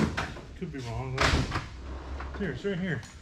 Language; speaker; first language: English; native; English